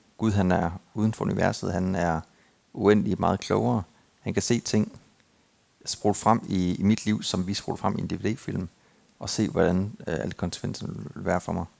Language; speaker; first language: Danish; native; Danish